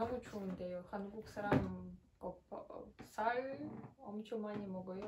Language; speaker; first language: Korean; non-native, learner; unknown